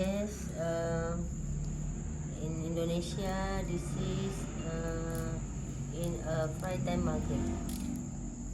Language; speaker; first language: English; non-native, learner; Indonesian